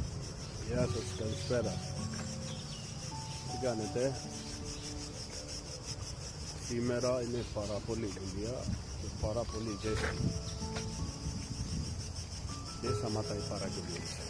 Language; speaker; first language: Greek; non-native, learner; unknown